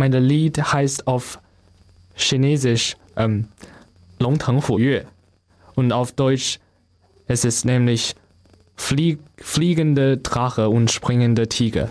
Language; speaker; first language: German; non-native, learner; Chinese